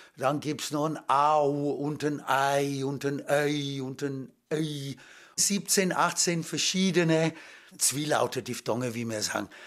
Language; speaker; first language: German; native; German